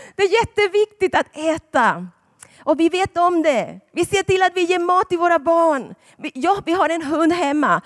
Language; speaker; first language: Swedish; non-native, fluent; Spanish